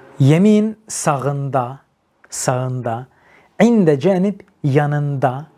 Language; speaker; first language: Arabic; non-native, learner; Turkish